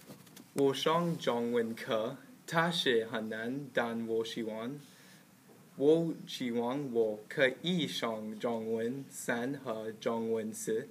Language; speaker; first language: Chinese; non-native, learner; English